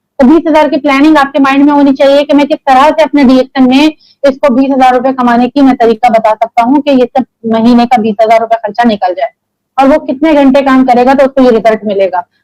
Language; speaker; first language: Urdu; native; Urdu